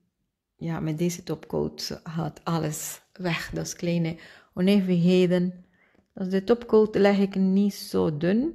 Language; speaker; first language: Dutch; non-native, fluent; Spanish